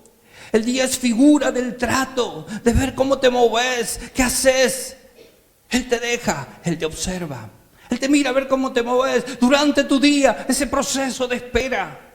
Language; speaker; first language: Spanish; native; Spanish